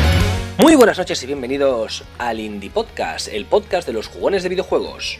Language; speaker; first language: Spanish; native; Spanish